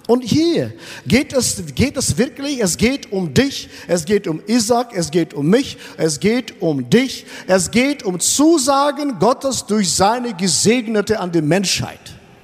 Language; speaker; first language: German; non-native, fluent; Russian